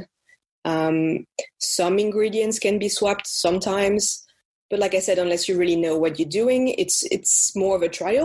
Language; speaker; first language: English; non-native, fluent; French